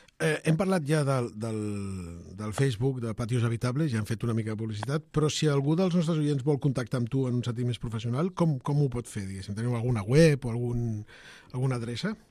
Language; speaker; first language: Catalan; native; Catalan